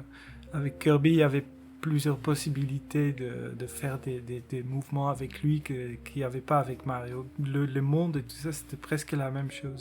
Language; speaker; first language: French; non-native, local second language; Dutch